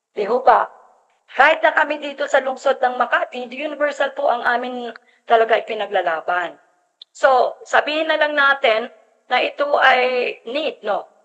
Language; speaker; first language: Filipino; native; Filipino